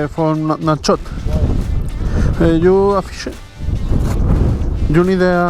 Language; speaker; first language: English; non-native, learner; Spanish